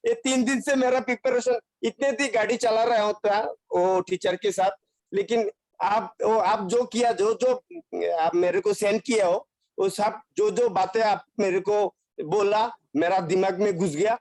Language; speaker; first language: Hindi; non-native, fluent; Bangla